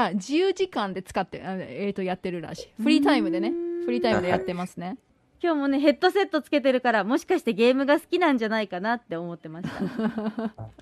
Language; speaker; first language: Japanese; native; Japanese